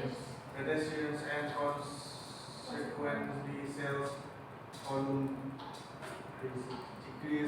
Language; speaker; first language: English; non-native, learner; Indonesian